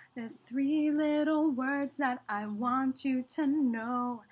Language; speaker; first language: English; native; English